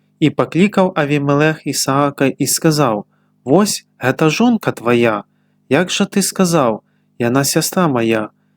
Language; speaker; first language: Belarusian; native; Belarusian